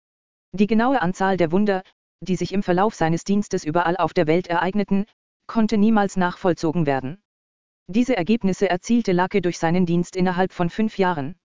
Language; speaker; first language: German; native; German